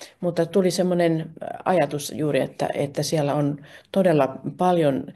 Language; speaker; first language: Finnish; native; Finnish